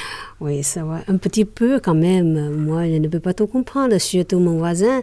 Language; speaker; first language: French; non-native, learner; Chinese